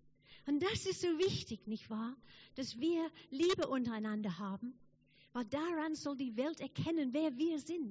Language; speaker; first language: German; non-native, fluent; English